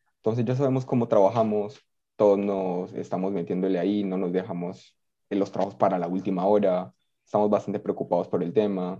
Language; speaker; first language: Spanish; native; Spanish